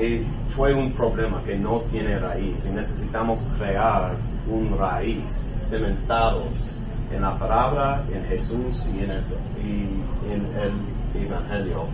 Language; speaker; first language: Spanish; non-native, learner; English